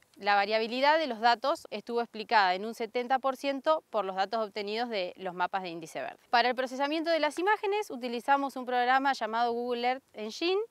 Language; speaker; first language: Spanish; native; Spanish